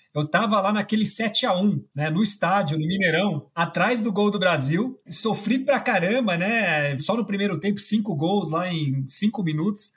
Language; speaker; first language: Portuguese; early bilingual, other home language; Spanish